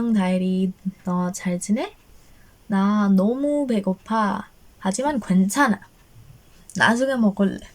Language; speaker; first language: Korean; non-native, learner; English